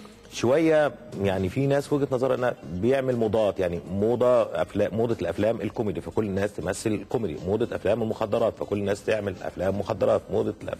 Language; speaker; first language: Arabic; native; Arabic